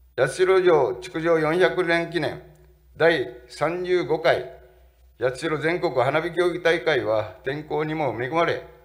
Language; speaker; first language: Japanese; native; Japanese